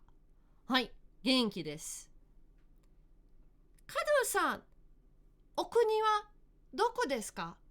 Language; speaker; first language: Japanese; non-native, fluent; Slovenian